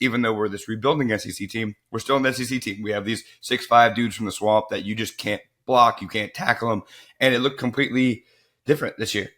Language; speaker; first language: English; native; English